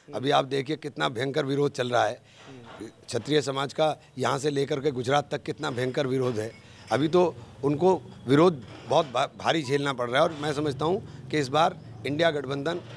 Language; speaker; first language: Hindi; native; Hindi